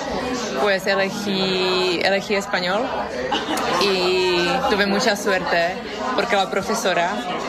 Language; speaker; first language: Spanish; non-native, fluent; Czech